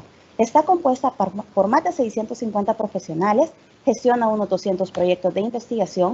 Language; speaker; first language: Spanish; native; Spanish